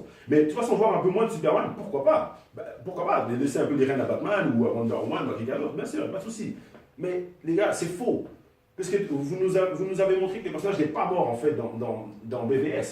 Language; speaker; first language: French; native; French